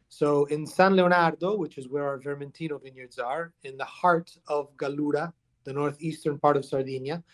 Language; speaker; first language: English; early bilingual, other home language; Italian